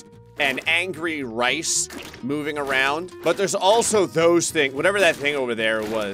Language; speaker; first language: English; native; English